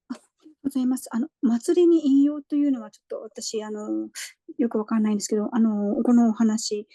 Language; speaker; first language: Japanese; native; Japanese